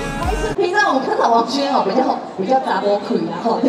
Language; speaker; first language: Chinese; native; Chinese